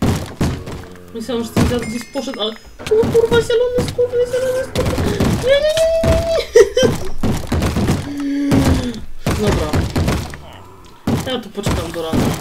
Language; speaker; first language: Polish; native; Polish